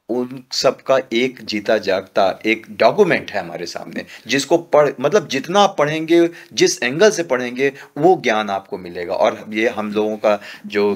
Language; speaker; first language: Hindi; native; Hindi